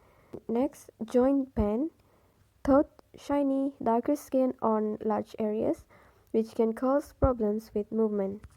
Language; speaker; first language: English; non-native, local second language; Malay